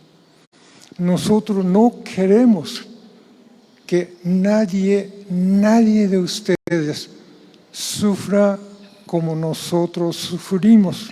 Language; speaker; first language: Spanish; non-native, fluent; Japanese